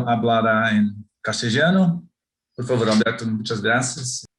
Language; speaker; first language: Spanish; non-native, learner; Portuguese